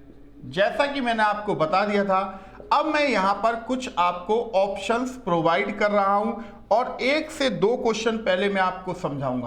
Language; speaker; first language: Hindi; native; Hindi